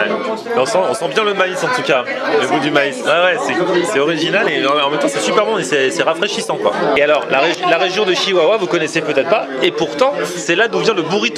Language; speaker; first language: French; native; French